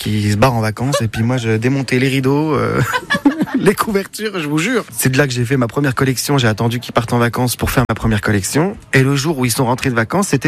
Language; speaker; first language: French; early bilingual, other home language; Arabic